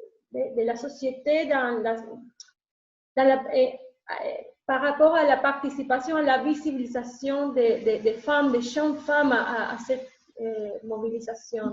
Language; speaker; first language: French; non-native, learner; Spanish